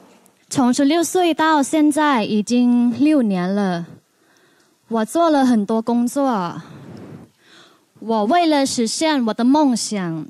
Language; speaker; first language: Chinese; non-native, learner; Thai